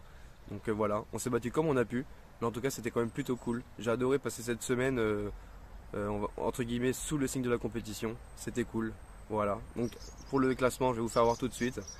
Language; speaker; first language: French; native; French